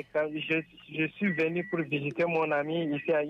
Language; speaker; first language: French; non-native, learner; Hausa